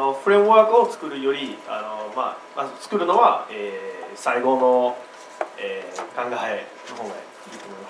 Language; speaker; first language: Japanese; non-native, learner; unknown